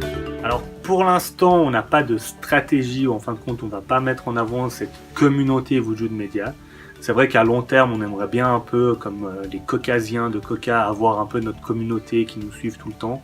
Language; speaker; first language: French; early bilingual, other home language; Persian